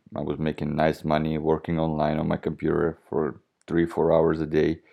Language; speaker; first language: English; non-native, fluent; Russian